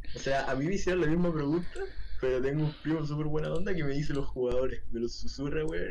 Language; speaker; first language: Spanish; native; Spanish